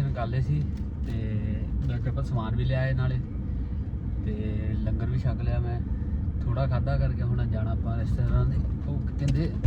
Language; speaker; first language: Punjabi; native; Punjabi